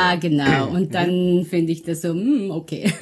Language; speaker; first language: German; early bilingual, other home language; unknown